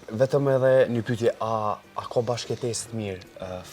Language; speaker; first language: Albanian; native; Albanian